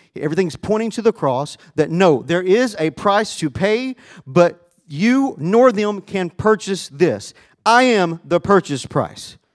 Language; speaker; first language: English; native; English